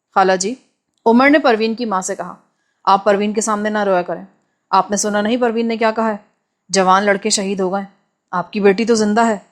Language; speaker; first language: Urdu; native; Urdu